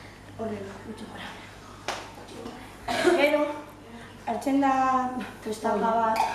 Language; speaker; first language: Basque; non-native, local second language; Spanish